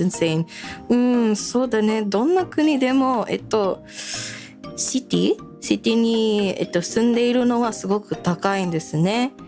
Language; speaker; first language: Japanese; non-native, learner; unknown